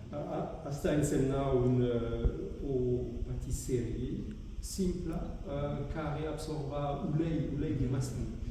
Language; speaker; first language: Romanian; non-native, fluent; French